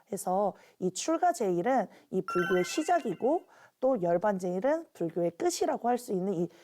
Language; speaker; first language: Korean; native; Korean